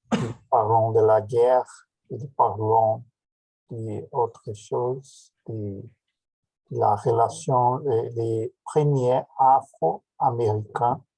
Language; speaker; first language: French; non-native, learner; Portuguese